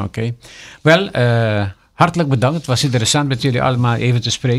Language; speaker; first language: Dutch; non-native, local second language; Papiamento